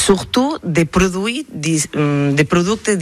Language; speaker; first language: French; non-native, learner; Catalan